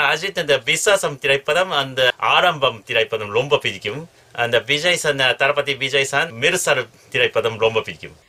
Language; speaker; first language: Tamil; non-native, learner; Japanese